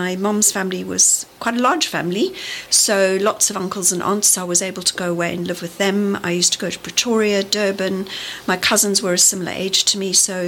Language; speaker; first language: English; native; English